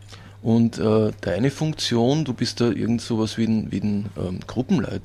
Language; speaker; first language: German; native; German